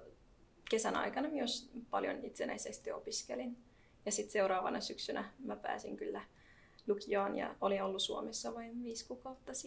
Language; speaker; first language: Finnish; non-native, fluent; Arabic